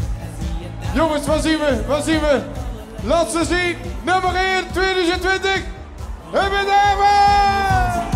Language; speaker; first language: Dutch; native; Dutch